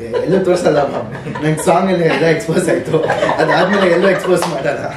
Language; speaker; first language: Kannada; early bilingual, heritage; Kannada